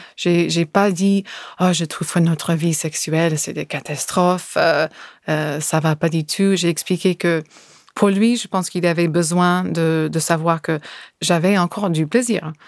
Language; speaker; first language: French; non-native, fluent; English